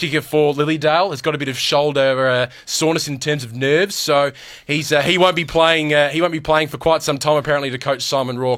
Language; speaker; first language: English; native; English